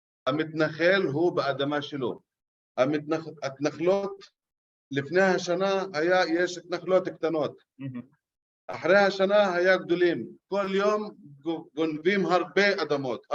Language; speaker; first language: Hebrew; non-native, local second language; Arabic